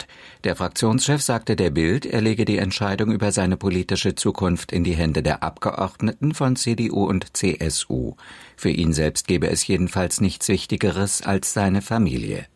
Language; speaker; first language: German; native; German